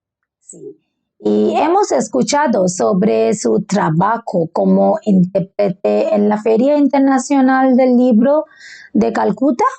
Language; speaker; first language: Spanish; non-native, learner; Bangla